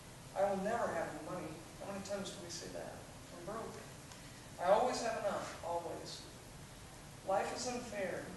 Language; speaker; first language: English; native; English